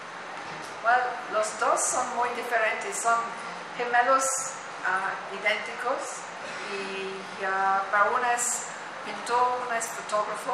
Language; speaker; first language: Spanish; non-native, learner; English